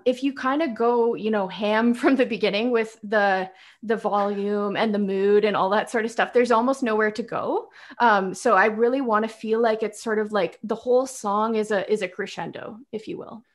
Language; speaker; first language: English; native; English